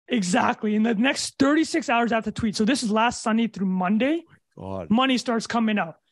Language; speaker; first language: English; native; English